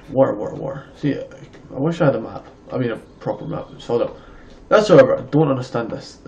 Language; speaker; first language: English; native; English